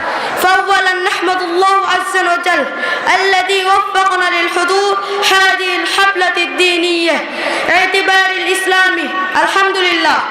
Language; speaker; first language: Arabic; non-native, learner; Bangla